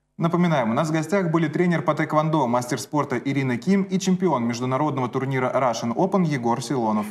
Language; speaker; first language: Russian; native; Russian